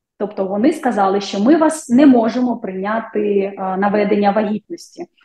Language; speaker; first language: Ukrainian; native; Ukrainian